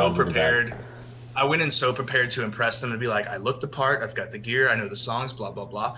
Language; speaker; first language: English; native; English